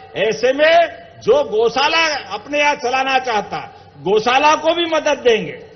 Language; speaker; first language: Hindi; native; Hindi